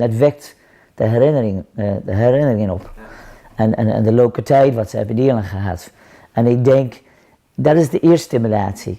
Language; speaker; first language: Dutch; non-native, fluent; English